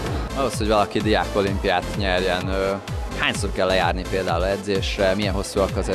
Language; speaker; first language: Hungarian; native; Hungarian